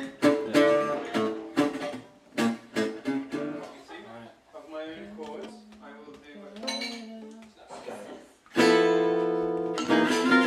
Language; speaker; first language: English; native; English